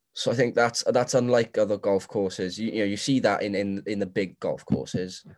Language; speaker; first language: English; native; English